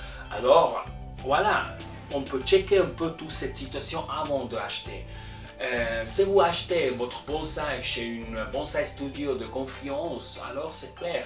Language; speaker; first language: French; non-native, local second language; German